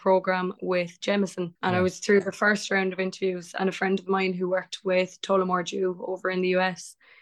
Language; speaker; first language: English; native; English